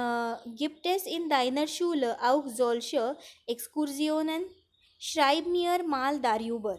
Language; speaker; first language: German; non-native, fluent; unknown